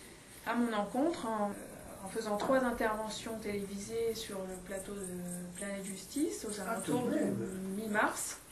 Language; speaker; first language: French; native; French